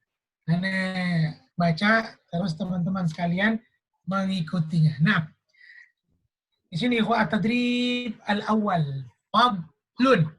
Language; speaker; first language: Indonesian; native; Indonesian